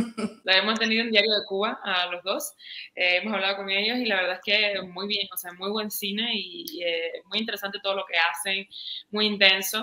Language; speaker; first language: Spanish; native; Spanish